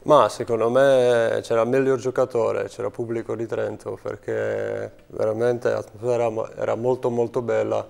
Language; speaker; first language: Italian; non-native, fluent; Czech